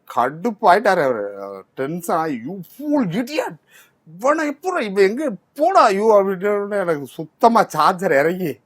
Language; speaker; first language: Tamil; native; Tamil